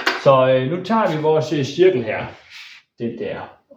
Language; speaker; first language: Danish; native; Danish